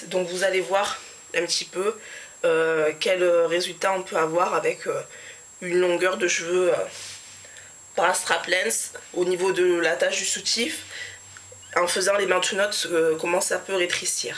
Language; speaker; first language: French; native; French